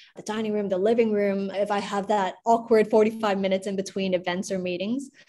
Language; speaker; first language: English; non-native, local second language; Cantonese